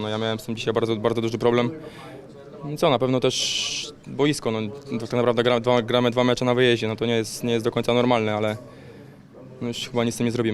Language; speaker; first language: Polish; native; Polish